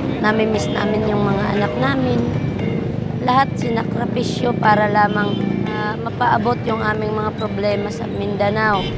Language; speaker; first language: Filipino; non-native, local second language; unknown